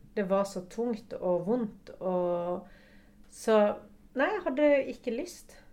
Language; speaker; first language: Norwegian; native; Norwegian